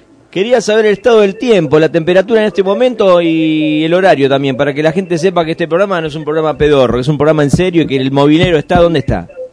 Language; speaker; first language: Spanish; native; Spanish